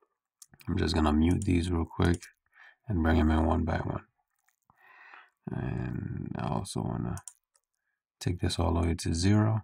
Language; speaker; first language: English; native; English